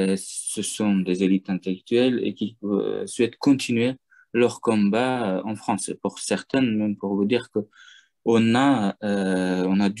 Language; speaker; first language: French; non-native, fluent; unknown